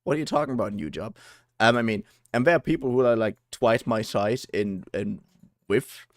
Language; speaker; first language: English; non-native, fluent; German